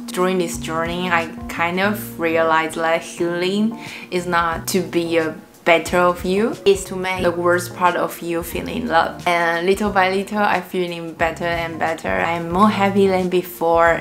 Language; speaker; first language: English; non-native, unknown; Chinese